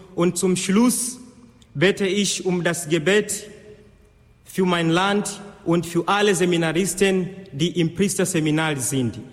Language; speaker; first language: German; non-native, fluent; Swahili